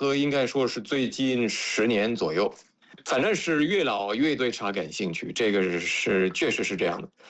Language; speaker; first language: Chinese; non-native, fluent; French